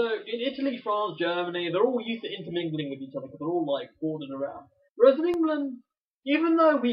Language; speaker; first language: English; native; English